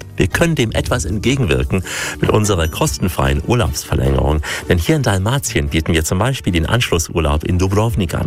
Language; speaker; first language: German; native; German